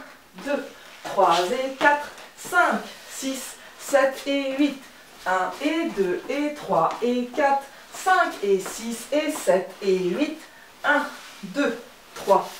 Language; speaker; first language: French; native; French